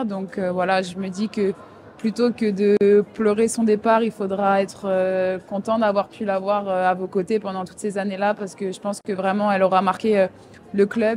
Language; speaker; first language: French; native; French